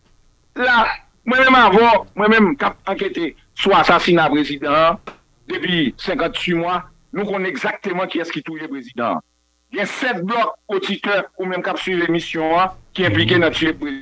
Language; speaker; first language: French; non-native, local second language; Haitian Creole